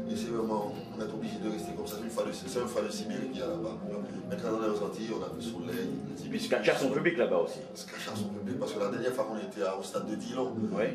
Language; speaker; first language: French; native; French